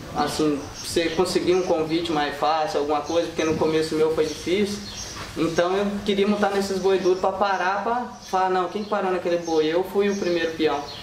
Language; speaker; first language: Portuguese; native; Portuguese